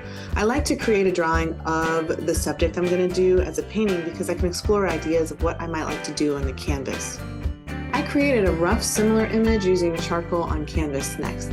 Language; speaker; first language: English; native; English